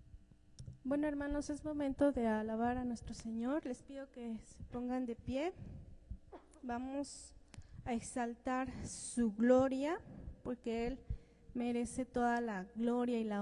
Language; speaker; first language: Spanish; native; Spanish